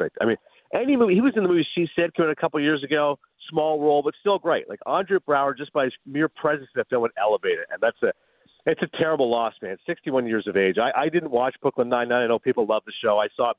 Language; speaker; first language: English; native; English